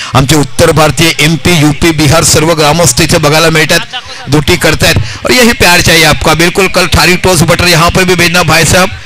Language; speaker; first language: Hindi; non-native, local second language; Marathi